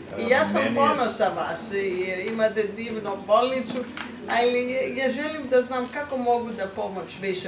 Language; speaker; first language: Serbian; non-native, learner; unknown